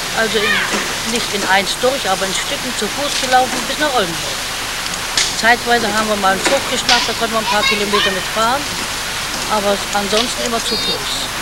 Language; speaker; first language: German; native; German